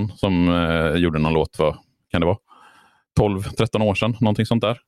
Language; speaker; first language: Swedish; native; Swedish